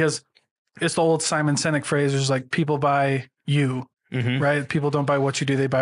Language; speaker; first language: English; native; English